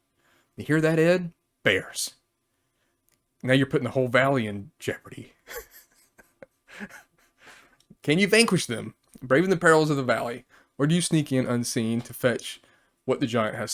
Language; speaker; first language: English; native; English